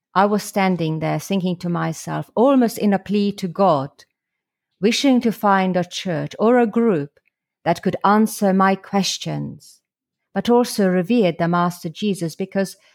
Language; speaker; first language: English; non-native, fluent; Slovak